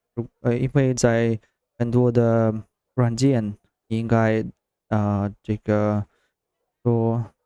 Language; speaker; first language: Chinese; non-native, learner; Russian